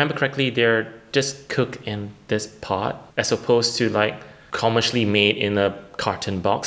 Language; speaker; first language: English; non-native, local second language; Chinese